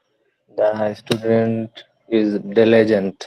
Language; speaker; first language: English; non-native, learner; Bangla